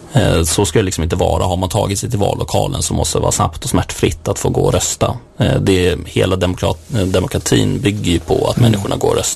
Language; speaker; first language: Swedish; native; Swedish